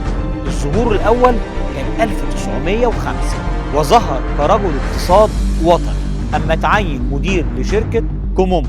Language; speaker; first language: Arabic; native; Arabic